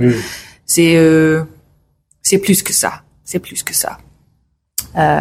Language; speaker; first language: French; non-native, learner; English